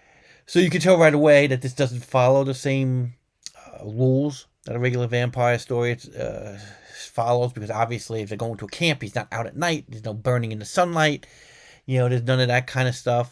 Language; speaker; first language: English; native; English